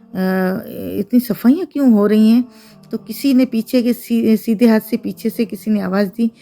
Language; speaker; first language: Urdu; native; Urdu